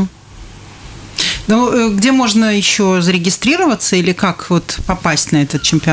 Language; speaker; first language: Russian; native; Russian